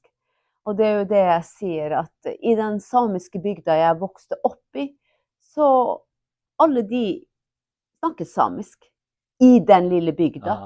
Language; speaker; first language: Norwegian; non-native, local second language; Northern Sami